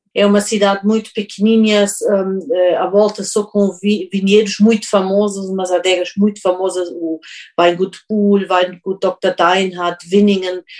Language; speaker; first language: Portuguese; non-native, fluent; German